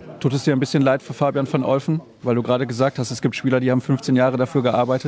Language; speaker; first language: German; native; German